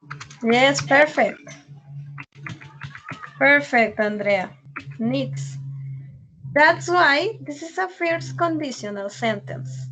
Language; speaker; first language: English; non-native, learner; Spanish